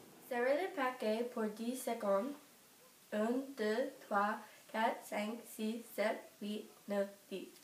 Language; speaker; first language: French; non-native, learner; English